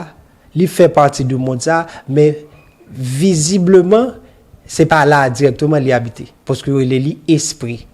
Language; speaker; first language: Haitian Creole; native; Haitian Creole